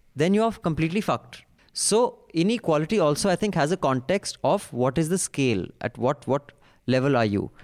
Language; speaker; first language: English; non-native, local second language; Hindi